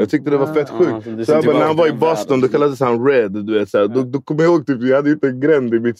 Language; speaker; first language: Swedish; native; Swedish